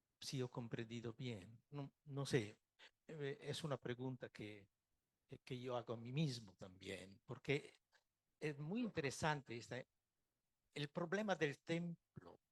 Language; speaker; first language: Spanish; non-native, fluent; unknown